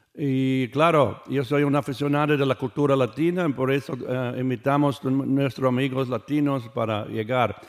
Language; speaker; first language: Spanish; non-native, learner; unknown